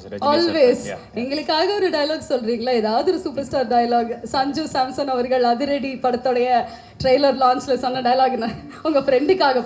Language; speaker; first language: Tamil; native; Tamil